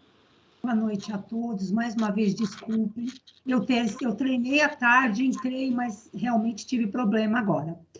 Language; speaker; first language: Portuguese; native; Portuguese